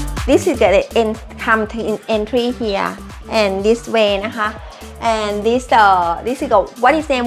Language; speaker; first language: English; non-native, learner; Thai